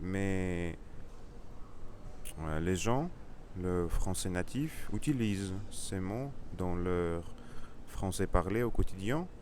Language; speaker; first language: French; non-native, learner; Russian